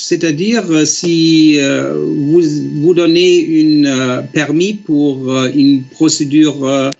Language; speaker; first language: French; non-native, fluent; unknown